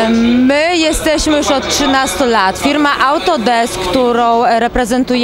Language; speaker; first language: Polish; native; Polish